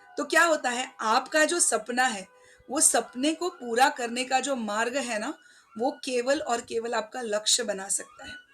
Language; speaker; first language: Hindi; non-native, local second language; Marathi